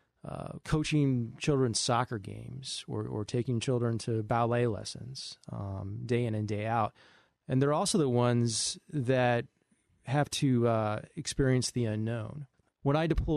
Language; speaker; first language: English; native; English